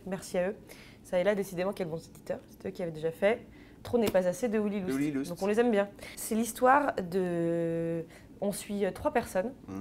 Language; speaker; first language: French; native; French